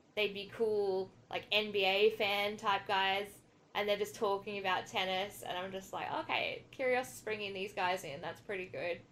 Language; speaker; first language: English; native; English